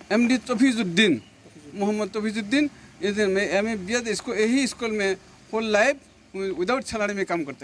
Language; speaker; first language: Hindi; non-native, local second language; Assamese